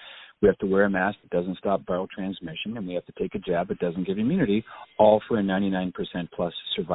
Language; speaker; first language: English; native; English